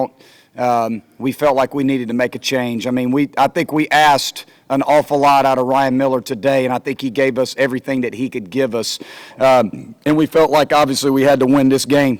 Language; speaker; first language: English; native; English